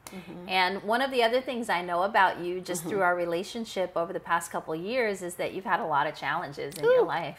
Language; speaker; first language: English; native; English